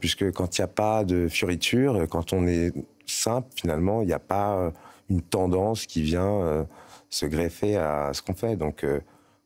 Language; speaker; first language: French; native; French